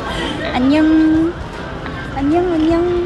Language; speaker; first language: Korean; non-native, learner; Japanese